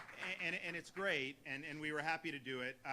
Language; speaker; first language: English; native; English